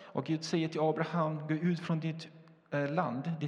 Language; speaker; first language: Swedish; non-native, fluent; Portuguese